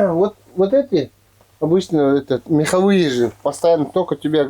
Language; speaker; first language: Russian; non-native, local second language; Yakut